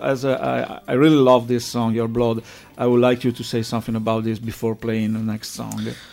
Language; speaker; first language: English; non-native, fluent; Italian